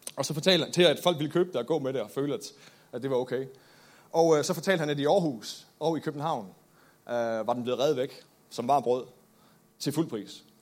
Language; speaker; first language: Danish; native; Danish